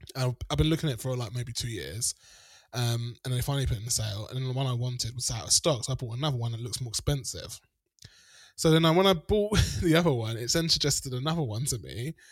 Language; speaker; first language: English; native; English